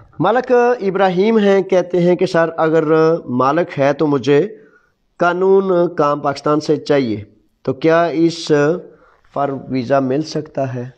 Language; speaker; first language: Urdu; non-native, local second language; Punjabi